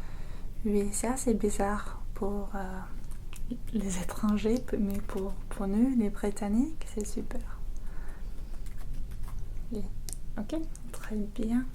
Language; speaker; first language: French; non-native, fluent; English